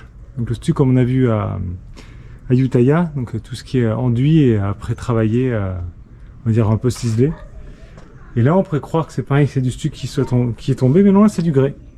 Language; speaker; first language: French; native; French